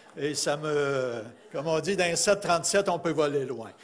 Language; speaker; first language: French; native; French